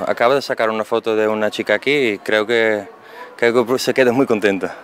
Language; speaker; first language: Spanish; non-native, fluent; Dutch